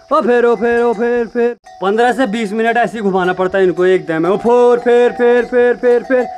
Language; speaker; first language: Hindi; native; Hindi